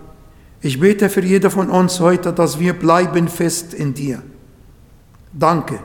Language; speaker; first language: German; non-native, learner; Arabic